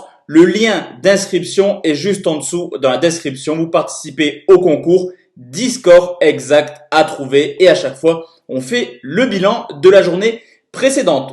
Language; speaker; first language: French; native; French